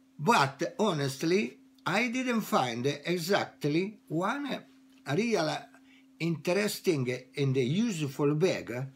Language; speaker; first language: English; non-native, learner; Italian